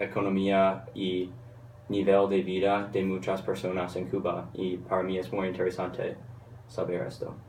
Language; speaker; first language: Spanish; non-native, learner; English